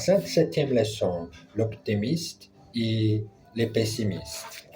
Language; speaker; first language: French; non-native, learner; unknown